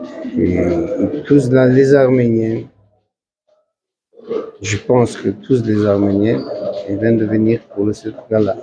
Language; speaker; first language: French; non-native, learner; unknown